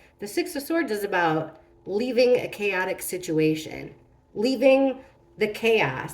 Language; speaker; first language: English; native; English